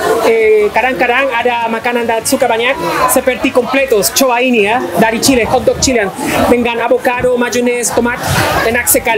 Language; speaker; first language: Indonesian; non-native, learner; Spanish